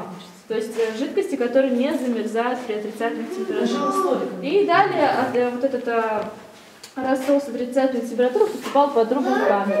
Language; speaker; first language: Russian; native; Russian